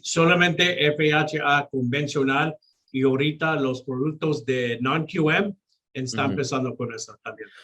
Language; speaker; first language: Spanish; non-native, local second language; English